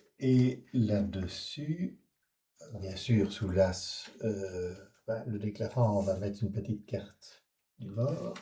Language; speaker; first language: French; native; French